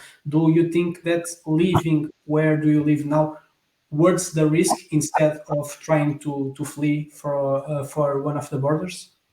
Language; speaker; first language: English; non-native, fluent; Portuguese